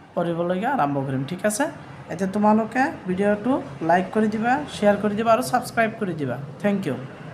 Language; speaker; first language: Assamese; non-native, local second language; Bangla